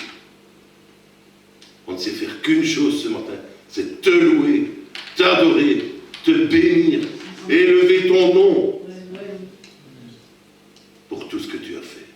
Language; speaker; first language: French; native; French